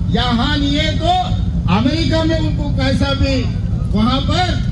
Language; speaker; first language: Hindi; non-native, local second language; Telugu